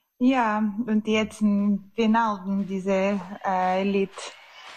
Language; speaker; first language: German; non-native, learner; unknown